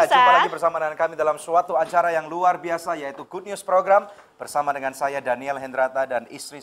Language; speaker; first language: Indonesian; native; Indonesian